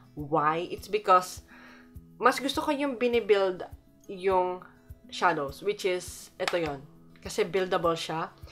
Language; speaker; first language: Filipino; native; Filipino